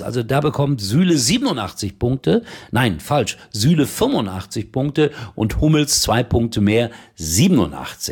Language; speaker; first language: German; native; German